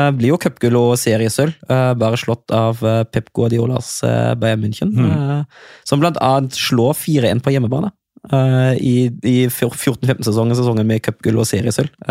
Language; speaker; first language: Norwegian; non-native, fluent; German